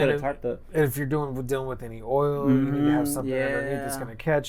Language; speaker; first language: English; native; English